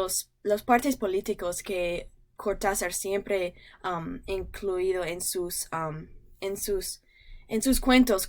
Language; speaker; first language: Spanish; non-native, learner; English